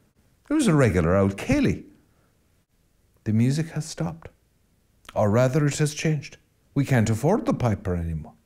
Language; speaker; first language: English; native; English